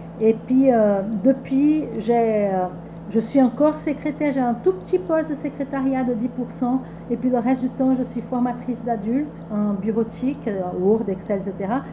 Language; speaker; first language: French; non-native, fluent; Portuguese